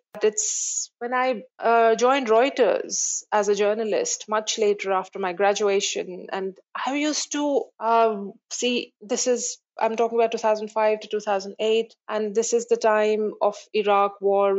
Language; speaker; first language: English; non-native, local second language; Kashmiri